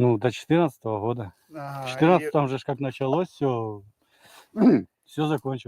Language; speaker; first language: Russian; native; Russian